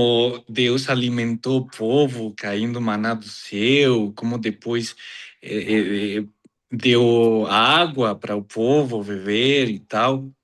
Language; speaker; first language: Portuguese; non-native, fluent; Spanish